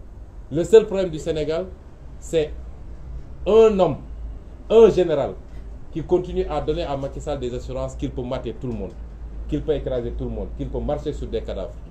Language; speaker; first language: French; non-native, local second language; Wolof